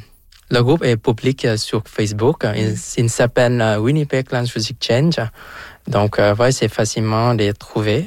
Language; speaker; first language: French; non-native, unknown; Vietnamese